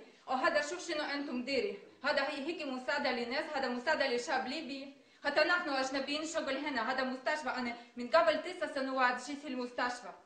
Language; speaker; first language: Arabic; non-native, learner; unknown